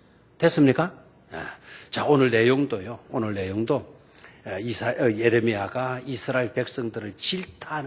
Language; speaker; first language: Korean; native; Korean